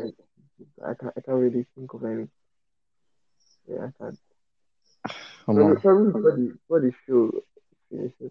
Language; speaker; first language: English; non-native, local second language; Yoruba